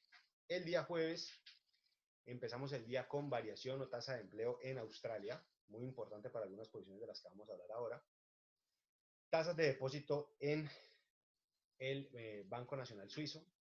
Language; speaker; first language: Spanish; native; Spanish